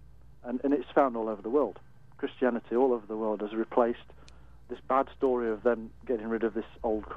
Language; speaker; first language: English; native; English